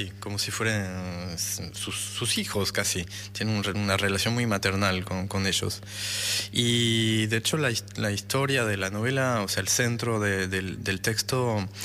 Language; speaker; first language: Spanish; non-native, fluent; French